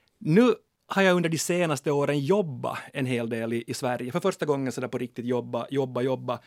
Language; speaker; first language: Swedish; native; Swedish